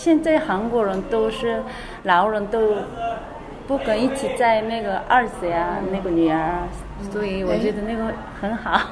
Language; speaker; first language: Chinese; non-native, learner; Korean